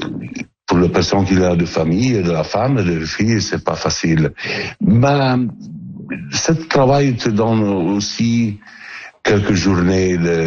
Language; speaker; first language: French; non-native, learner; Italian